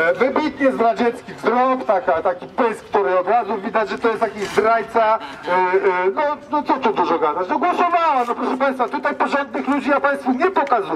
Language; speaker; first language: Polish; native; Polish